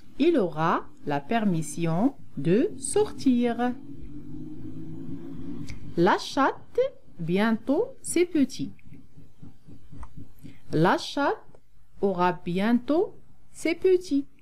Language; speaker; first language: French; non-native, local second language; Arabic